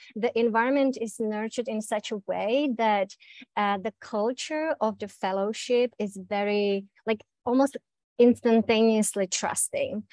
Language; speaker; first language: English; native; English